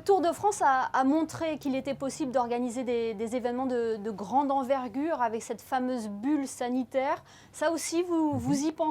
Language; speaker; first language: French; native; French